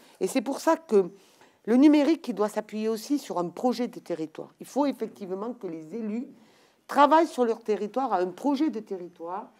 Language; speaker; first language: French; native; French